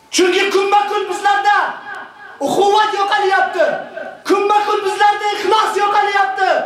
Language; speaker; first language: Uzbek; native; Uzbek